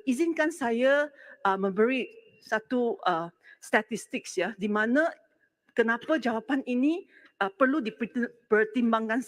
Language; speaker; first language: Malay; non-native, local second language; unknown